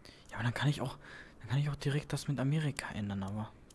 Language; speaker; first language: German; native; German